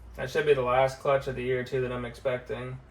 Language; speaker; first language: English; native; English